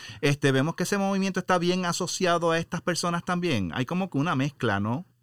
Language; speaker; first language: Spanish; native; Spanish